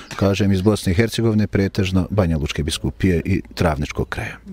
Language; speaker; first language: Croatian; native; Croatian